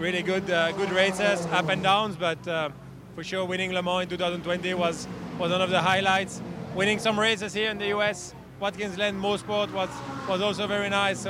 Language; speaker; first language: English; native; English